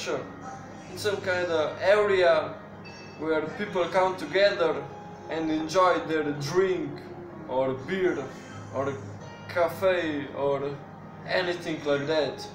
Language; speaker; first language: English; non-native, fluent; Slovenian